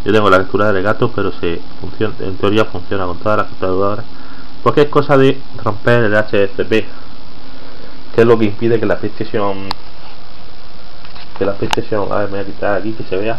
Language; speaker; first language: Spanish; native; Spanish